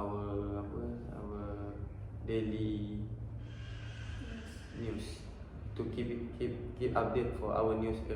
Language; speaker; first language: English; non-native, learner; Malay